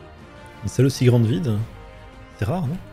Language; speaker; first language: French; native; French